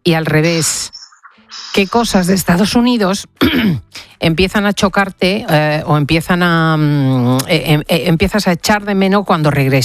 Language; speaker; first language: Spanish; native; Spanish